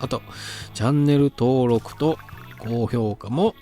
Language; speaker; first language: Japanese; native; Japanese